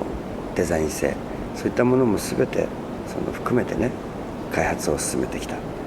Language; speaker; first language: Japanese; native; Japanese